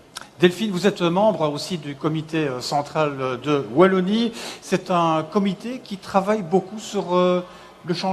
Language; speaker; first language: French; native; French